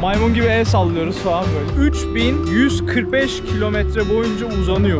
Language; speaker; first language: Turkish; native; Turkish